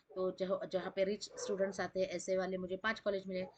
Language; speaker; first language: Hindi; non-native, local second language; Marathi